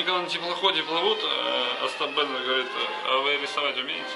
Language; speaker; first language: Russian; native; Russian